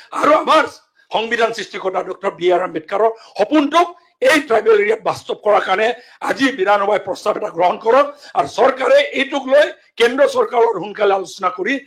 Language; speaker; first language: Assamese; non-native, local second language; Mising